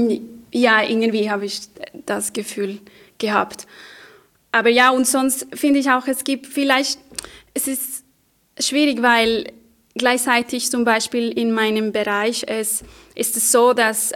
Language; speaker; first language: German; non-native, fluent; Spanish